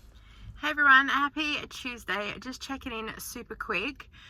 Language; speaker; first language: English; native; English